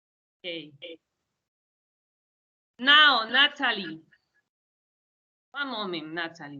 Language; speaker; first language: English; non-native, fluent; Spanish